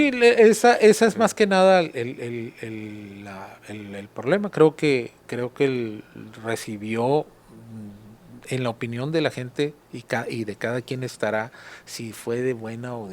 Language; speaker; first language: Spanish; native; Spanish